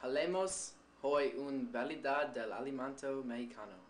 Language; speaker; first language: Spanish; non-native, learner; English